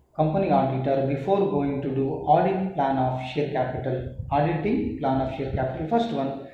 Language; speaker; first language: English; non-native, local second language; Kannada